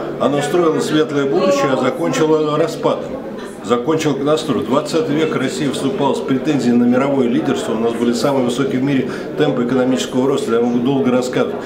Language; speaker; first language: Russian; native; Russian